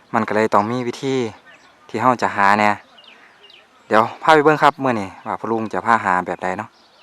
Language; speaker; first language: Thai; native; Thai